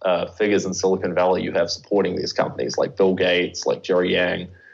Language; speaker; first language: English; native; English